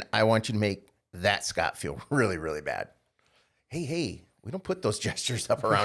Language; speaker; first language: English; native; English